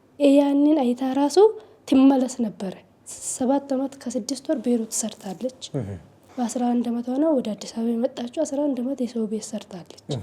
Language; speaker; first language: Amharic; non-native, local second language; Oromo